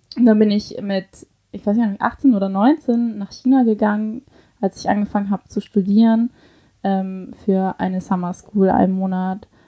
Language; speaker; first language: German; early bilingual, other home language; Chinese